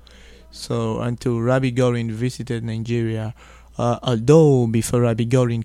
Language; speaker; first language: English; non-native, local second language; Igbo